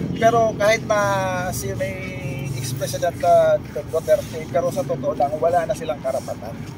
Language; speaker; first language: Filipino; native; Filipino